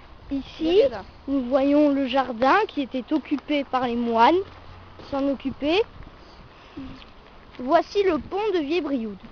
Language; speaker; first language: French; native; French